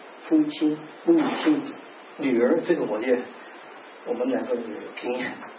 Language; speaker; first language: Chinese; non-native, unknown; English